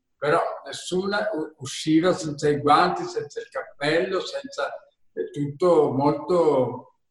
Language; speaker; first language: Italian; early bilingual, heritage; Italian